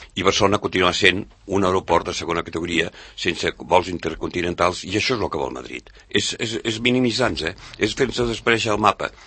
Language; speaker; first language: Catalan; native; Catalan